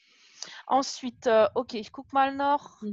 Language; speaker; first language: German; non-native, fluent; French